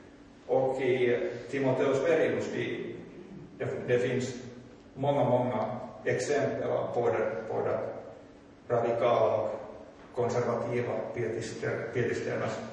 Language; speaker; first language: Swedish; non-native, local second language; Finnish